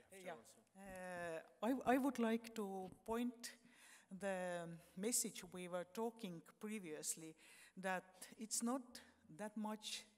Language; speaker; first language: English; non-native, fluent; Estonian